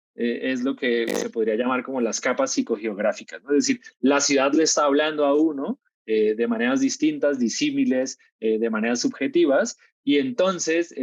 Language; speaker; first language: Spanish; native; Spanish